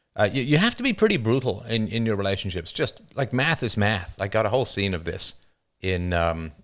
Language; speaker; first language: English; native; English